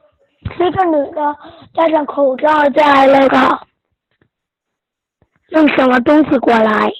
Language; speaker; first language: Chinese; early bilingual, heritage; Chinese